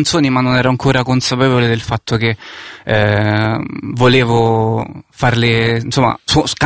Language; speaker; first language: Italian; native; Italian